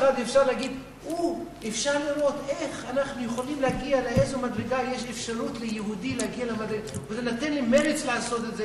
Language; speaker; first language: Hebrew; non-native, fluent; English